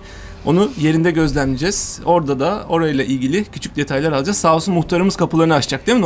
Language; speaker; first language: Turkish; native; Turkish